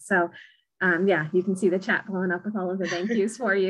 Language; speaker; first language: English; native; English